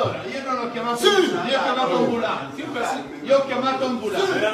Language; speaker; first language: Italian; non-native, fluent; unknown